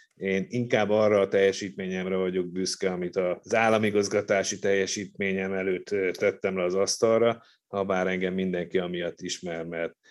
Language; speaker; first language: Hungarian; native; Hungarian